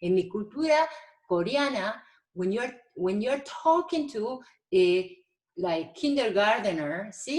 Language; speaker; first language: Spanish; non-native, fluent; Korean